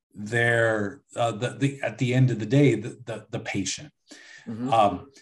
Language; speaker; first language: English; native; English